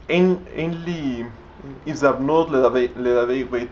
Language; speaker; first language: Hebrew; non-native, learner; Spanish